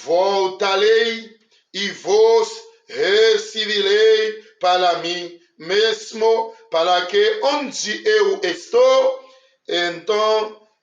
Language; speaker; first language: Portuguese; non-native, learner; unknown